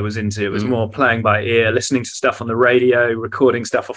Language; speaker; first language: English; native; English